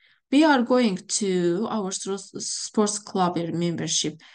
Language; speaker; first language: English; non-native, fluent; Azerbaijani